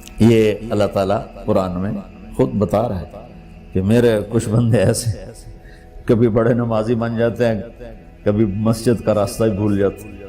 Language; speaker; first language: Urdu; non-native, local second language; Punjabi